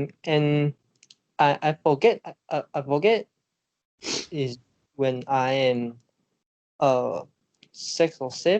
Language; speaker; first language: English; non-native, learner; Chinese